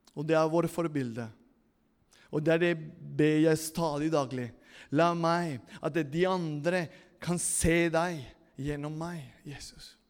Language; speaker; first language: Norwegian; non-native, fluent; Spanish